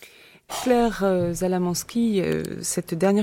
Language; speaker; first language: French; native; French